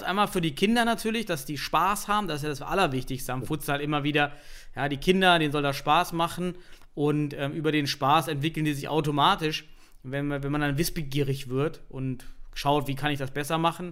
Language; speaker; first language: German; native; German